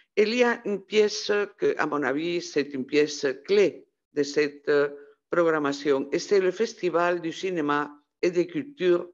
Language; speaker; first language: French; non-native, fluent; Spanish